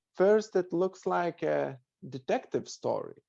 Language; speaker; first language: English; non-native, fluent; Lithuanian